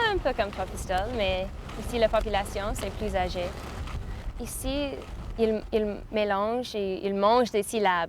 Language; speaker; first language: French; non-native, fluent; English